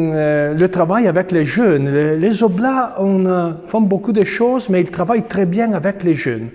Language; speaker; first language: French; non-native, fluent; Italian